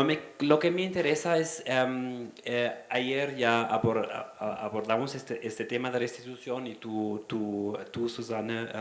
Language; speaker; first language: Spanish; non-native, fluent; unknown